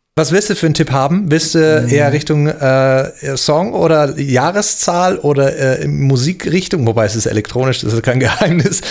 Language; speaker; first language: German; native; German